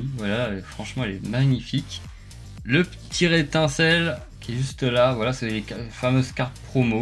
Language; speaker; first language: French; native; French